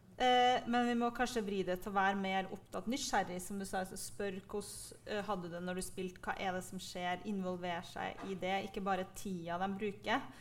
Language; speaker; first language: Norwegian; native; Norwegian